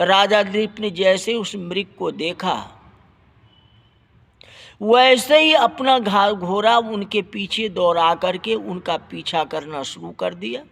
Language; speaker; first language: Hindi; native; Hindi